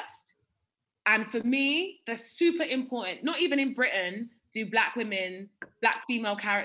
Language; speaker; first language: English; native; English